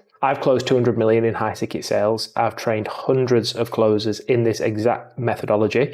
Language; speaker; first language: English; native; English